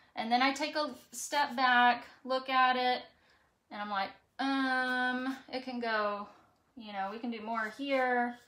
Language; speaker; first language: English; native; English